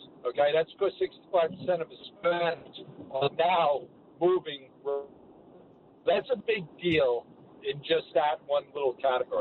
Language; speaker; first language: English; native; English